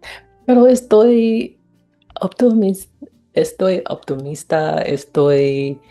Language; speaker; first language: Spanish; non-native, learner; English